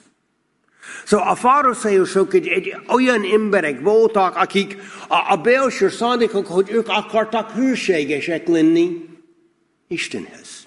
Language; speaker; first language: Hungarian; non-native, fluent; English